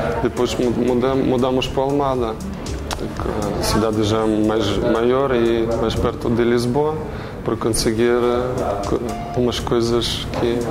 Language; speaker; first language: Portuguese; non-native, learner; Ukrainian